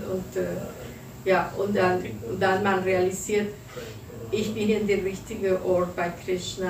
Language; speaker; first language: German; non-native, fluent; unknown